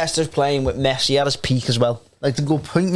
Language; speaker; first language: English; native; English